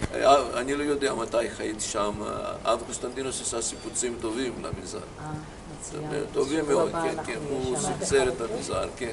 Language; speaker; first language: Hebrew; non-native, fluent; Greek